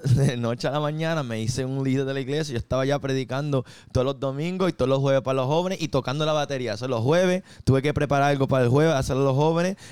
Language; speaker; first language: Spanish; early bilingual, heritage; Spanish